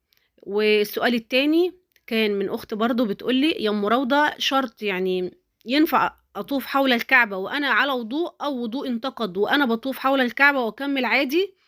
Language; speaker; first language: Arabic; native; Arabic